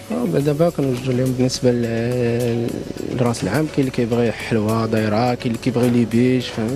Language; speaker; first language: Arabic; native; Arabic